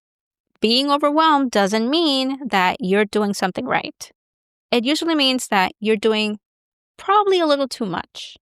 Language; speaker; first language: English; native; English